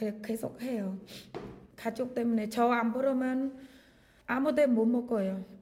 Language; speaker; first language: Korean; non-native, learner; Khmer